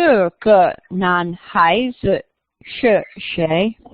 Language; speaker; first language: Chinese; non-native, learner; English